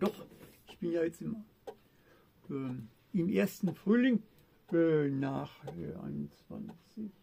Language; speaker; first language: German; native; German